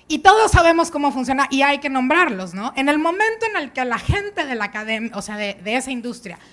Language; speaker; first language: Spanish; native; Spanish